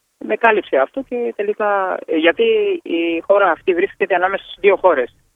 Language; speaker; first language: Greek; non-native, fluent; Kashmiri